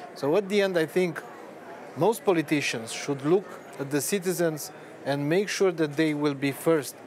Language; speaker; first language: English; non-native, fluent; Romanian